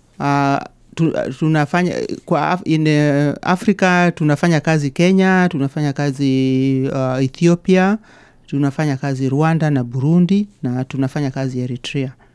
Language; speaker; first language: Swahili; non-native, local second language; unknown